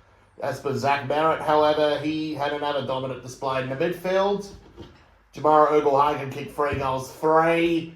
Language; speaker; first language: English; native; English